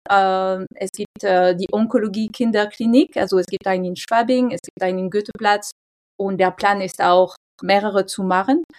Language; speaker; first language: German; non-native, fluent; French